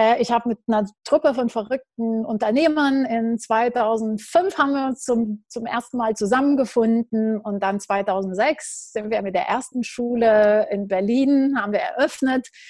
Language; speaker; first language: German; non-native, fluent; Romanian